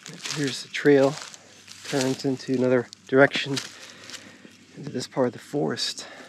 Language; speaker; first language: English; native; English